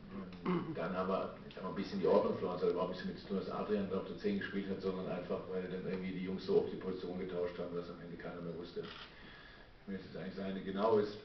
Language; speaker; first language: German; native; German